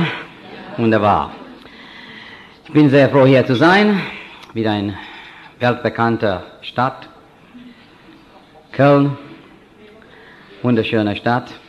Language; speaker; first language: German; non-native, fluent; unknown